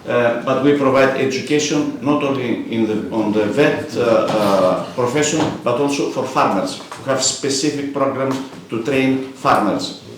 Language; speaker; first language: English; non-native, fluent; Greek